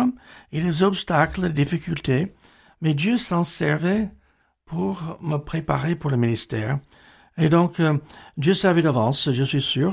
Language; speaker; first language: French; non-native, fluent; English